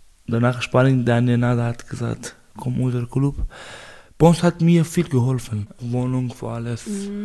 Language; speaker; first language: German; non-native, learner; Persian